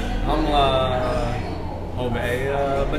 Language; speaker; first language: Vietnamese; early bilingual, heritage; English